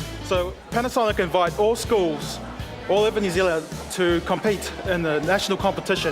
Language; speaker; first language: English; native; English